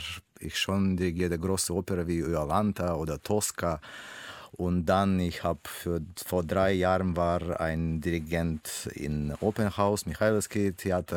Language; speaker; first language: German; non-native, learner; Russian